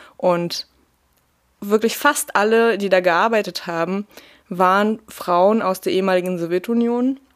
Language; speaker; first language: German; early bilingual, other home language; Russian